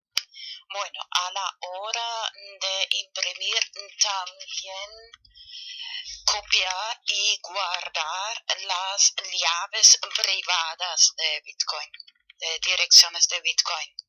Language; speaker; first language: Spanish; non-native, fluent; German